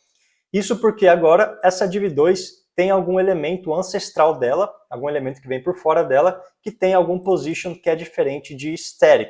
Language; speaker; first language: Portuguese; native; Portuguese